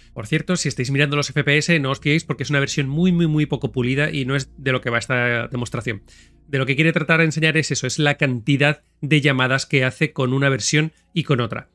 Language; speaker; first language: Spanish; native; Spanish